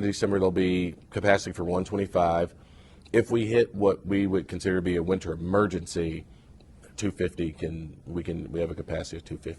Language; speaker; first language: English; native; English